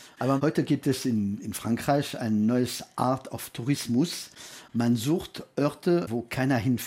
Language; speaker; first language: German; non-native, fluent; French